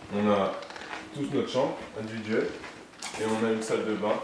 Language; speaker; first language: French; native; French